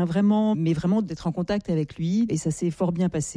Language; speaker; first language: French; native; French